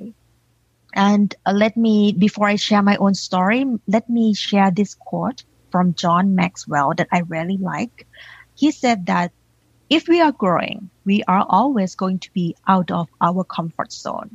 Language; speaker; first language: English; non-native, fluent; Thai